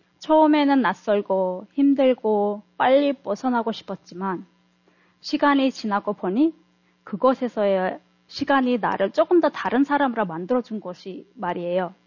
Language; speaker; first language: Korean; non-native, fluent; Turkmen